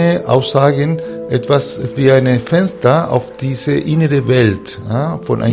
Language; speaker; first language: German; non-native, fluent; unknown